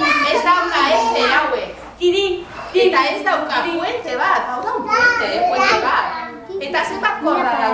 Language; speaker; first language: Basque; non-native, local second language; Spanish